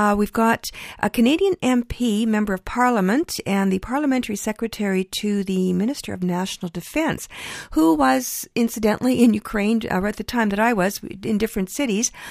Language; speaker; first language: English; early bilingual, other home language; Ukrainian